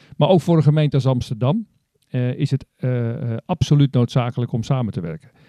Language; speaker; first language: Dutch; native; Dutch